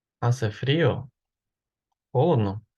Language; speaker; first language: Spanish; non-native, fluent; Ukrainian